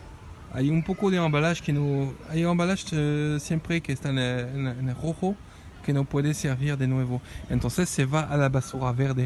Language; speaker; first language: Spanish; non-native, fluent; French